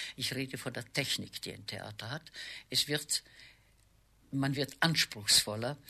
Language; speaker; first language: German; native; German